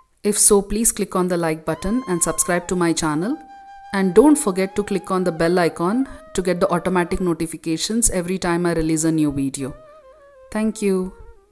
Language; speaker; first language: English; non-native, local second language; Kannada